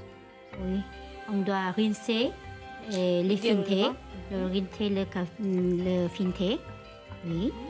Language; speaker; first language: French; non-native, learner; Vietnamese